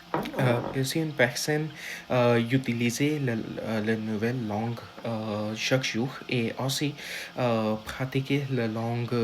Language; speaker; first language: French; non-native, learner; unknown